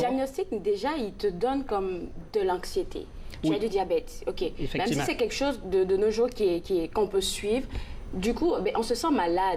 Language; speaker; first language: French; native; French